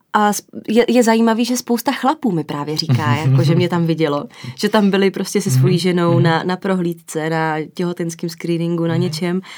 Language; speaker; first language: Czech; native; Czech